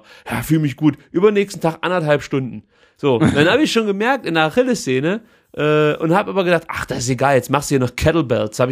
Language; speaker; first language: German; native; German